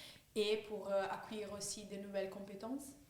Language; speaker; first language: French; non-native, fluent; English